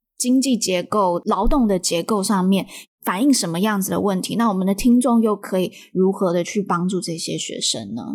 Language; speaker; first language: Chinese; native; Chinese